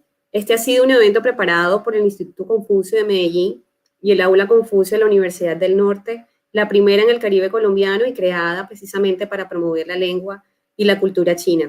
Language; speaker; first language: Spanish; native; Spanish